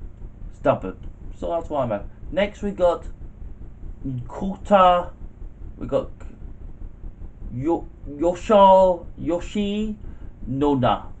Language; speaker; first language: English; native; English